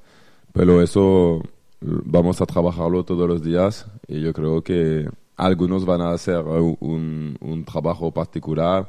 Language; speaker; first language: Spanish; non-native, fluent; French